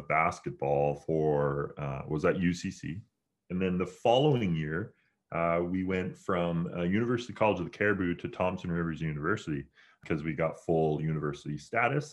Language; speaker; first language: English; native; English